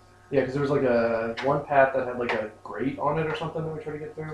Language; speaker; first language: English; native; English